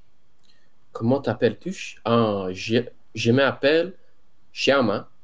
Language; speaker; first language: French; non-native, learner; English